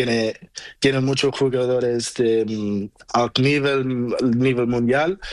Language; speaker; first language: Spanish; non-native, learner; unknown